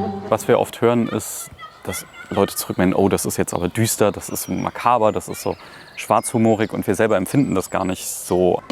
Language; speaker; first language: German; native; German